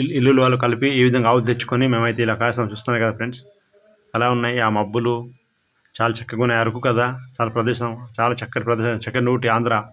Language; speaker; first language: Telugu; non-native, local second language; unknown